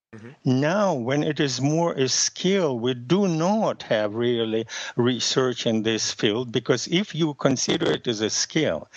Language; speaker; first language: English; non-native, fluent; Russian